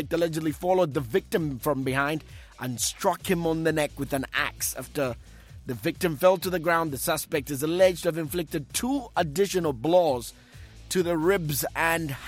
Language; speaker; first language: English; non-native, local second language; Bemba